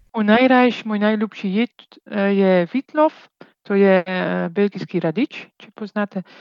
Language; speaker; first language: Slovenian; non-native, fluent; Dutch